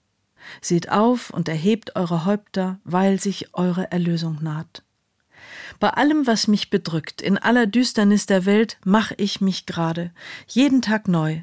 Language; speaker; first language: German; native; German